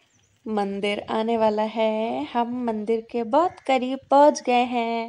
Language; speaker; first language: Hindi; native; Hindi